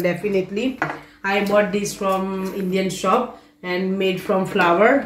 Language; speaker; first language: English; non-native, local second language; Gujarati